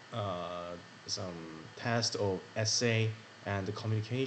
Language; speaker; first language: English; non-native, learner; Korean